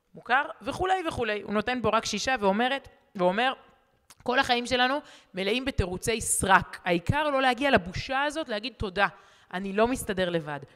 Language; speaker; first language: Hebrew; native; Hebrew